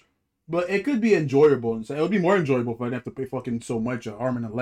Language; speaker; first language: English; non-native, local second language; Yoruba